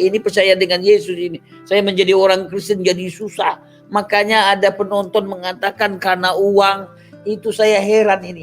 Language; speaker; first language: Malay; non-native, local second language; Achinese